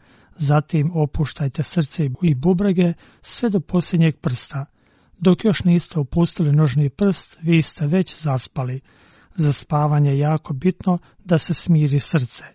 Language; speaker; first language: Croatian; non-native, fluent; Chinese